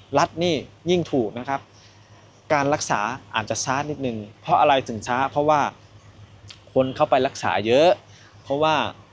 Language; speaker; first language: Thai; native; Thai